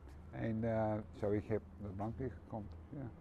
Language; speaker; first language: Dutch; early bilingual, heritage; English